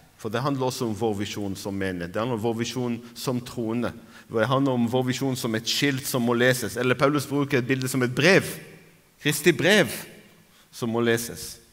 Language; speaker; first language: Norwegian; non-native, fluent; Arabic